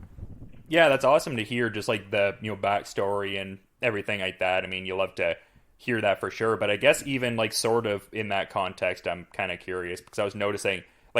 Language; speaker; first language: English; native; English